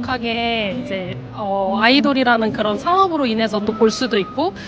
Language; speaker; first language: Korean; native; Korean